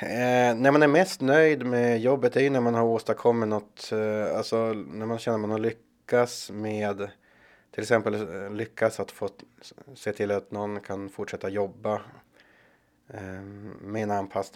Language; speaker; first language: Swedish; native; Swedish